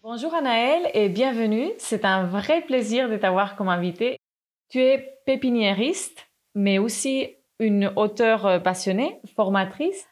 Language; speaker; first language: French; non-native, fluent; Spanish